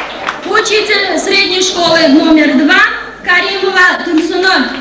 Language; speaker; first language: Russian; non-native, local second language; Uzbek